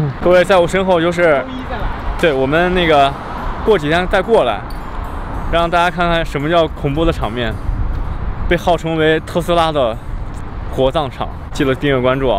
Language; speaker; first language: Chinese; native; Chinese